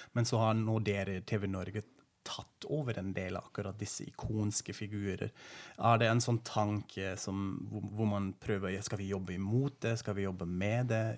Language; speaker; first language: Norwegian; non-native, fluent; German